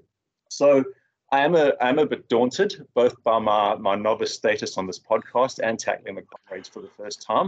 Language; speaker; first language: English; native; English